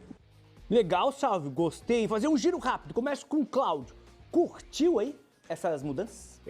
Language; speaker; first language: Portuguese; native; Portuguese